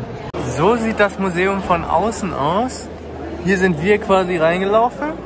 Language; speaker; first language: German; native; German